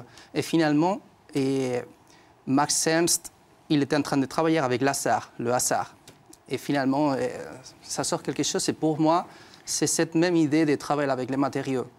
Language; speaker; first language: French; non-native, fluent; Spanish